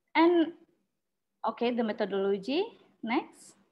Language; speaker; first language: English; non-native, learner; Indonesian